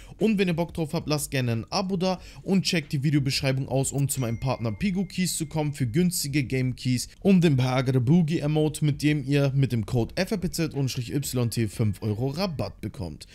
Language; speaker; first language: German; native; German